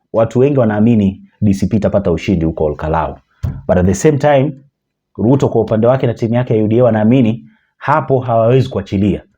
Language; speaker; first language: Swahili; native; Swahili